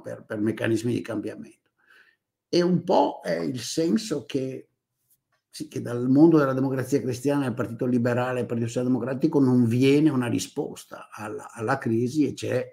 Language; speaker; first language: Italian; native; Italian